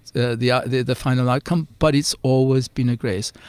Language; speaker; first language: English; native; English